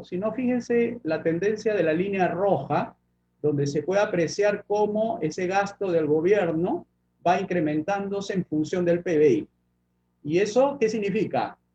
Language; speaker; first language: Spanish; native; Spanish